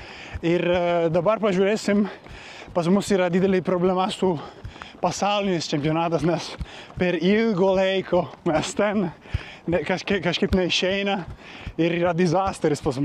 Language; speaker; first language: Lithuanian; non-native, learner; Italian